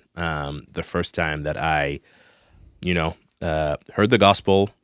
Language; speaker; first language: English; non-native, local second language; Shona